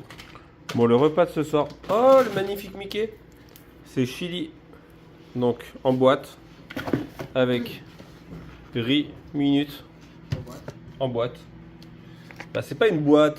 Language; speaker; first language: French; native; French